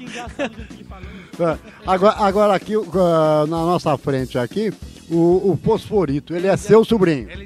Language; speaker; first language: Portuguese; native; Portuguese